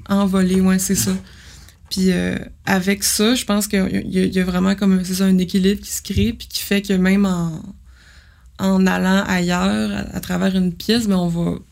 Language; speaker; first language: French; native; French